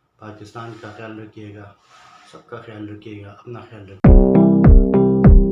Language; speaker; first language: Urdu; non-native, local second language; Pashto